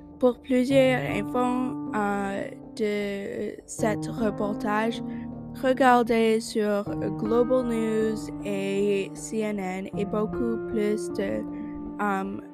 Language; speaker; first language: French; non-native, learner; English